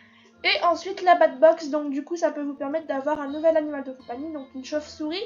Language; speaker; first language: French; native; French